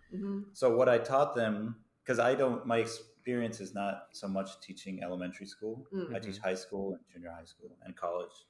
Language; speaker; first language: English; native; English